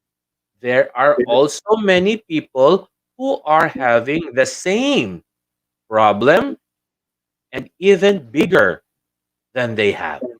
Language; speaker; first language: English; non-native, local second language; Filipino